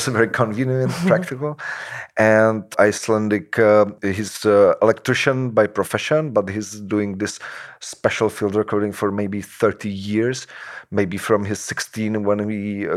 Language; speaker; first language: English; non-native, fluent; Czech